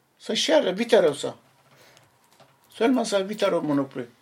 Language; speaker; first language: French; non-native, learner; Arabic